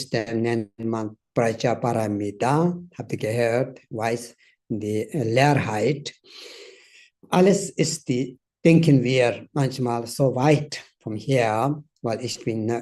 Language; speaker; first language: German; non-native, learner; Tibetan